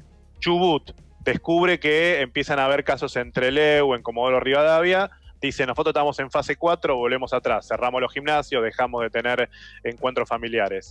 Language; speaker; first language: Spanish; native; Spanish